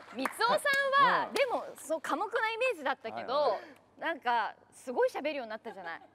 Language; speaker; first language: Japanese; native; Japanese